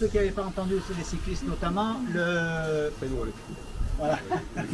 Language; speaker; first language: French; native; French